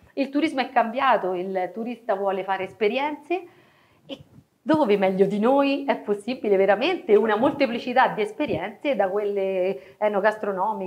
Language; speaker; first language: Italian; native; Italian